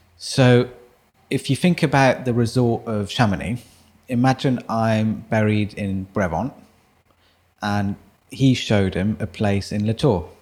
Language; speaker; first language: English; early bilingual, other home language; German